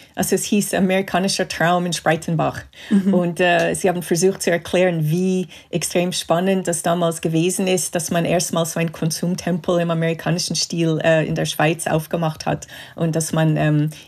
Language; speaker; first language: German; non-native, fluent; English